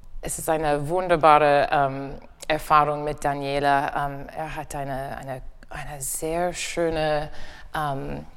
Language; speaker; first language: German; non-native, learner; English